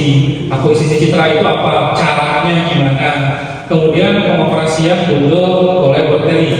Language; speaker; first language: Indonesian; native; Indonesian